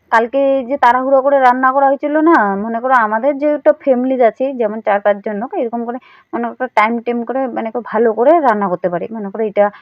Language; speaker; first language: Bangla; non-native, local second language; Rangpuri